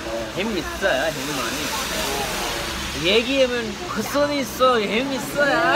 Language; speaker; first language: Korean; non-native, learner; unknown